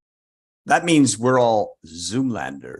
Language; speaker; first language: English; native; English